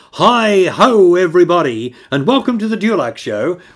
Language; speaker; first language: English; native; English